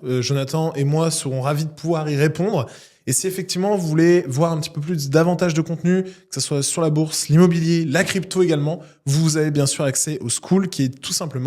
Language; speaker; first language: French; native; French